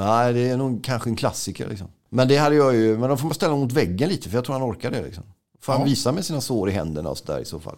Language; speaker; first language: Swedish; native; Swedish